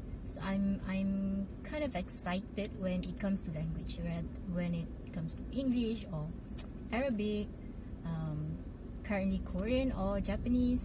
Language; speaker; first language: English; non-native, local second language; Malay